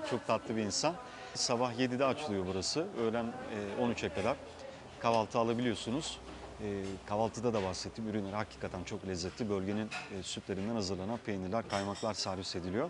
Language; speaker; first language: Turkish; native; Turkish